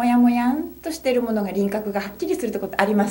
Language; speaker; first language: Japanese; native; Japanese